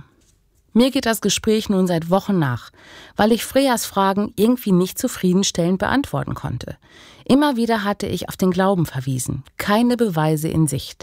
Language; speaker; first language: German; native; German